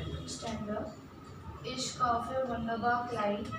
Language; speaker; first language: German; non-native, learner; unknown